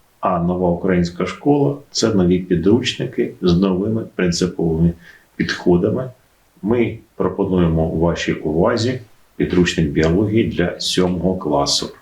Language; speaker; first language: Ukrainian; native; Ukrainian